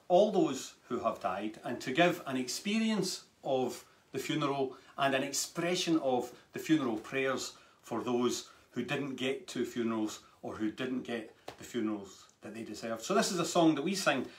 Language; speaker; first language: English; native; English